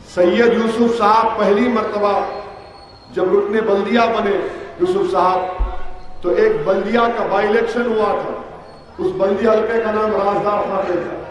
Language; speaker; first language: Urdu; native; Urdu